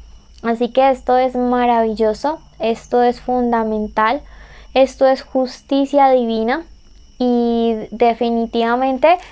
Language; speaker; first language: Spanish; native; Spanish